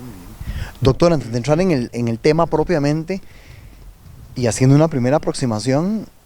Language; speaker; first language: Spanish; native; Spanish